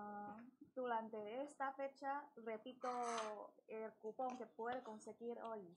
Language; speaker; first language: Spanish; non-native, learner; Chinese